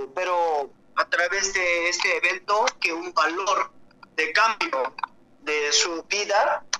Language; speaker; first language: Spanish; non-native, learner; Korean